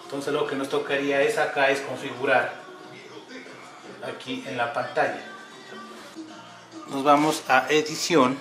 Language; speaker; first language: Spanish; native; Spanish